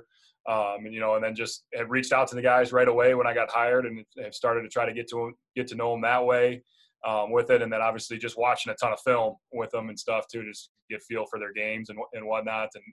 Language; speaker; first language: English; native; English